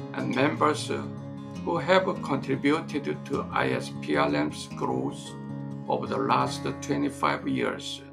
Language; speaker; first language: English; non-native, fluent; Korean